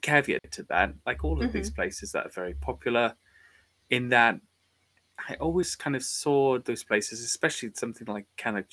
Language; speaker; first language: English; native; English